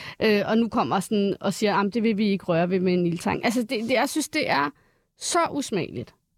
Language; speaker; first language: Danish; early bilingual, other home language; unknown